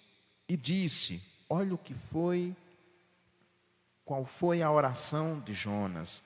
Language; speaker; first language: Portuguese; native; Portuguese